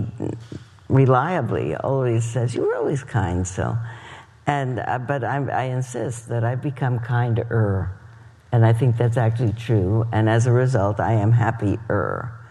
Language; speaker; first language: English; native; English